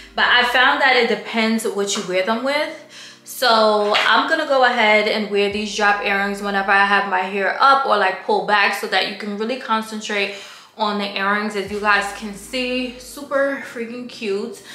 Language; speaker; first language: English; native; English